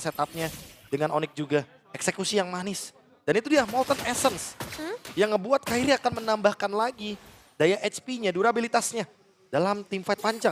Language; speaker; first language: Indonesian; native; Indonesian